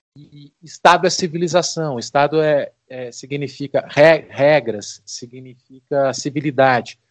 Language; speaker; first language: Portuguese; native; Portuguese